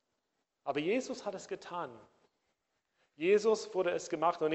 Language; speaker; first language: German; non-native, fluent; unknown